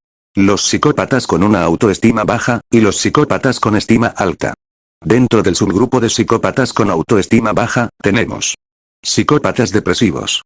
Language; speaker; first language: Spanish; native; Spanish